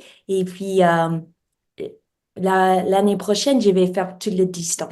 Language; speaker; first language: French; non-native, learner; English